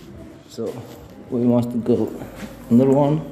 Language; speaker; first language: English; non-native, learner; Romanian